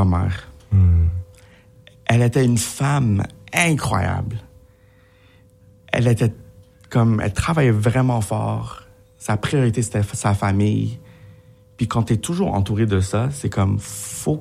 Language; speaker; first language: French; native; French